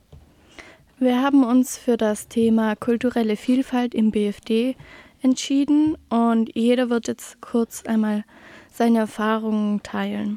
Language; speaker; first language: German; native; German